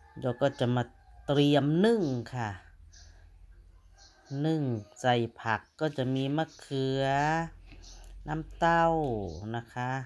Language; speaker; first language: Thai; non-native, local second language; Lao